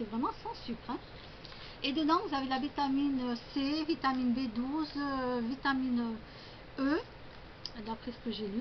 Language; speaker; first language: French; native; French